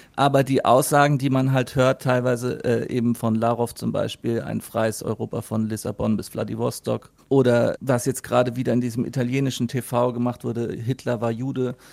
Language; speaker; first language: German; native; German